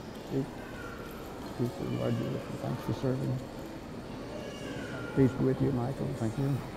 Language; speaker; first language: English; native; English